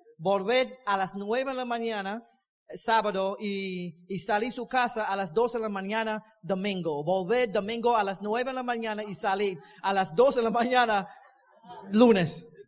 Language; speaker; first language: Spanish; non-native, learner; English